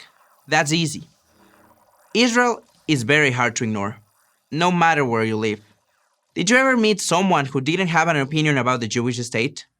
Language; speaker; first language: English; non-native, fluent; Spanish